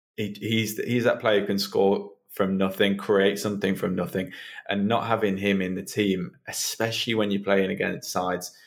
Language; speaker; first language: English; native; English